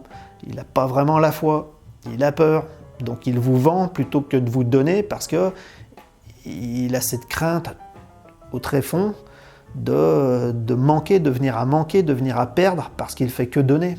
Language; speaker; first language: French; native; French